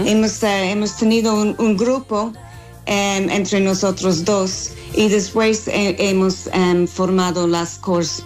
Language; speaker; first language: Spanish; non-native, fluent; English